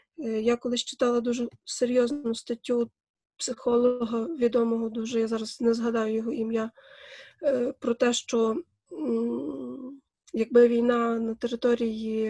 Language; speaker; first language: Ukrainian; native; Ukrainian